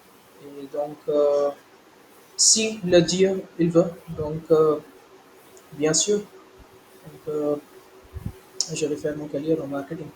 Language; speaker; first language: French; non-native, learner; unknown